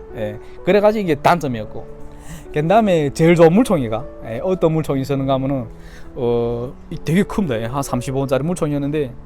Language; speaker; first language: Korean; early bilingual, heritage; Korean